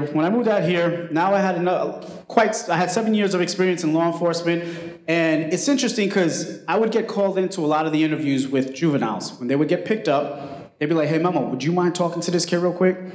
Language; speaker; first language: English; early bilingual, other home language; Spanish